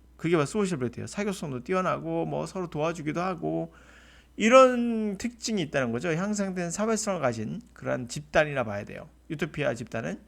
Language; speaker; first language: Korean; native; Korean